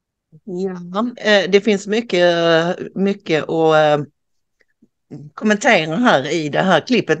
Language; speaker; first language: Swedish; native; Swedish